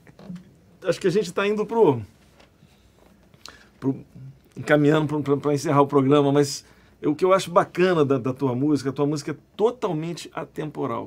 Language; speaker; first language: Portuguese; native; Portuguese